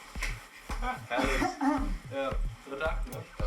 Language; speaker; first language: German; native; German